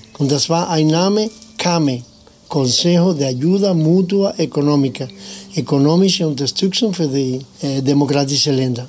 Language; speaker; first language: German; non-native, learner; Spanish